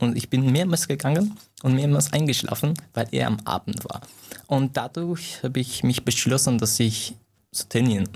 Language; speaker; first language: German; non-native, fluent; Persian